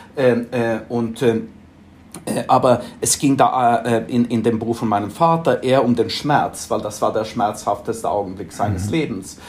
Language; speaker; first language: German; non-native, fluent; Swedish